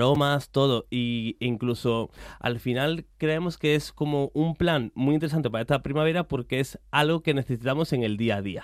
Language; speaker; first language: Spanish; native; Spanish